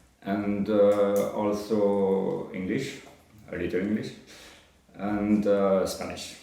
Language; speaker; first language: English; non-native, fluent; French